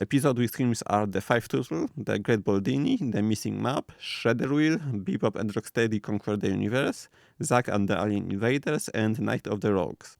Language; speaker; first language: English; non-native, fluent; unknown